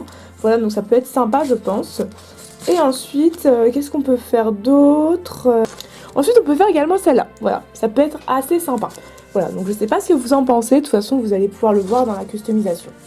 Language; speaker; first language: French; native; French